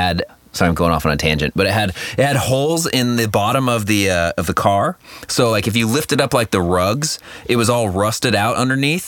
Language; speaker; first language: English; native; English